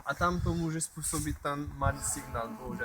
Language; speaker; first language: Czech; non-native, learner; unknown